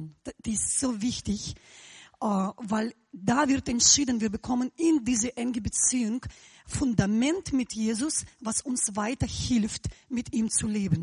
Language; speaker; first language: German; non-native, fluent; Russian